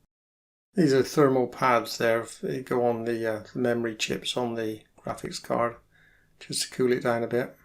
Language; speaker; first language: English; native; English